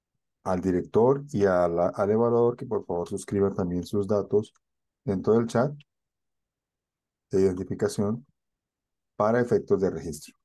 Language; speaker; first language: Spanish; native; Spanish